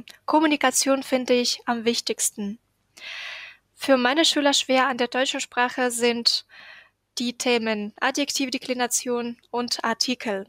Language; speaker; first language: German; non-native, fluent; Ukrainian